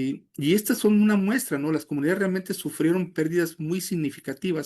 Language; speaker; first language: Spanish; native; Spanish